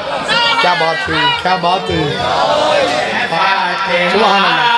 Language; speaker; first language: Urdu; non-native, local second language; Punjabi